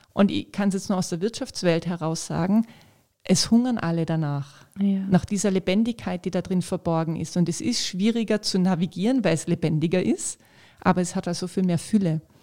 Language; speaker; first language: German; native; German